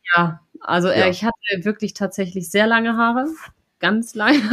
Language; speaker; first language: German; non-native, fluent; Russian